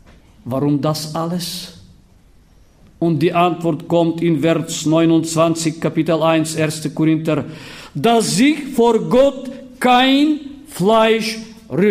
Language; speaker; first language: German; non-native, fluent; Bulgarian